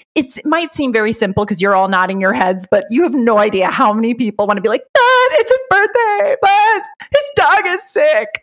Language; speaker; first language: English; native; English